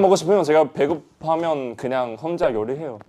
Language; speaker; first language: Korean; non-native, learner; Chinese